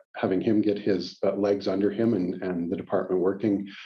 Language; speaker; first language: English; native; English